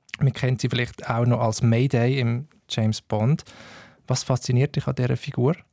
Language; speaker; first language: German; native; German